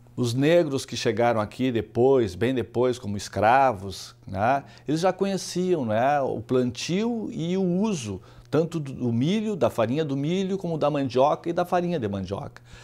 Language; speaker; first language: Portuguese; native; Portuguese